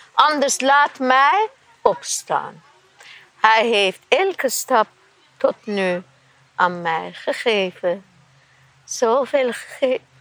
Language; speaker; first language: Dutch; non-native, learner; Persian